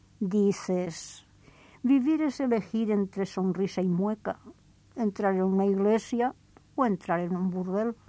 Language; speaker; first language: Spanish; native; Spanish